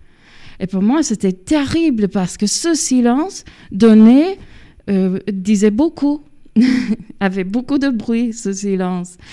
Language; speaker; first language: French; non-native, fluent; English